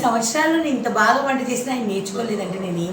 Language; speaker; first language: Telugu; native; Telugu